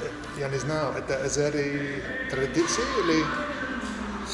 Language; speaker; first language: Russian; non-native, learner; English